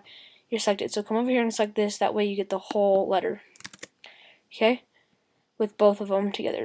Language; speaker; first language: English; native; English